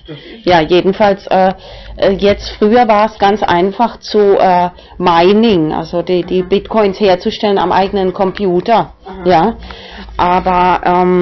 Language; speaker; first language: German; non-native, fluent; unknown